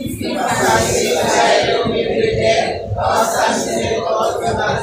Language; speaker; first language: French; non-native, local second language; Haitian Creole